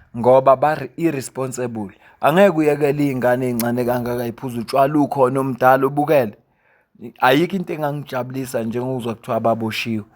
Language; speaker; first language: Zulu; native; Zulu